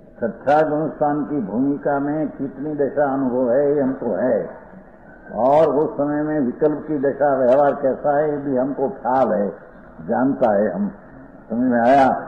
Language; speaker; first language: Hindi; non-native, local second language; Gujarati